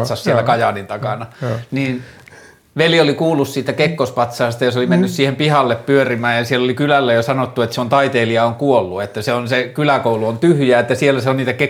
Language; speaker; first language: Finnish; native; Finnish